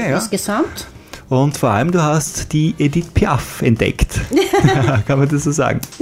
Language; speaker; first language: German; native; German